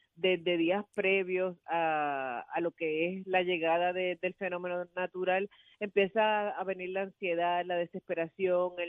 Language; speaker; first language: Spanish; native; Spanish